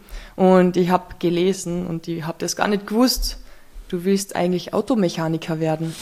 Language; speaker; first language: German; native; German